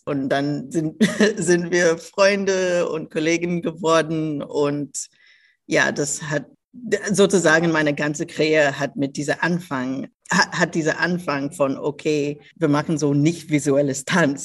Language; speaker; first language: German; non-native, local second language; English